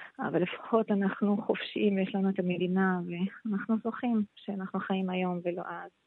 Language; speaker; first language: Hebrew; non-native, fluent; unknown